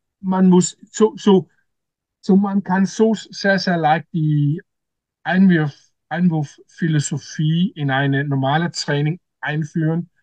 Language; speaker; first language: German; non-native, learner; Danish